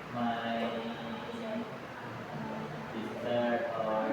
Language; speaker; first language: English; non-native, learner; Indonesian